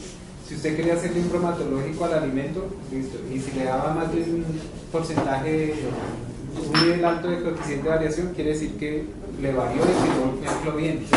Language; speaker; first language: Spanish; native; Spanish